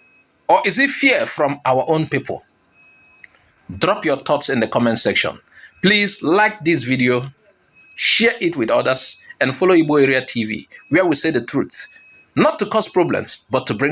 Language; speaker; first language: English; non-native, local second language; Igbo